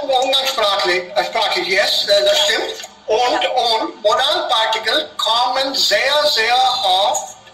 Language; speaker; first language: German; non-native, fluent; Hindi